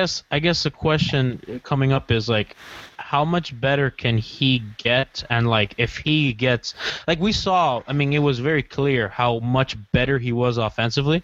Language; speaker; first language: English; native; English